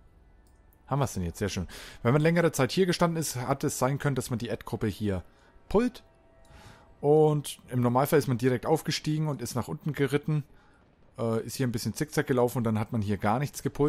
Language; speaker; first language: German; native; German